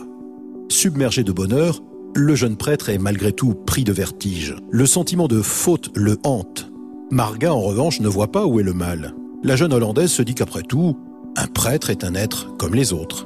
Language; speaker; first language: French; native; French